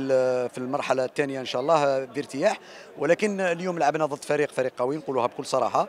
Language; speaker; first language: Arabic; native; Arabic